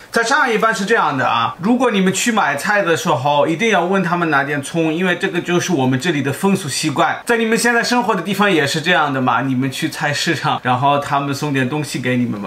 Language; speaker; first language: Chinese; non-native, fluent; German